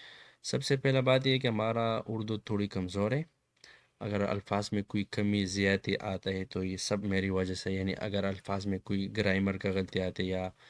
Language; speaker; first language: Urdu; non-native, local second language; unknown